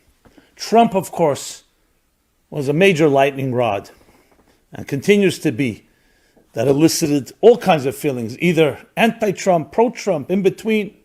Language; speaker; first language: English; native; English